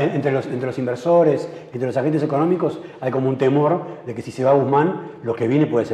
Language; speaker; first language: Spanish; native; Spanish